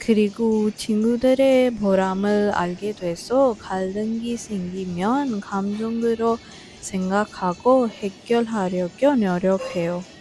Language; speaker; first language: Korean; non-native, fluent; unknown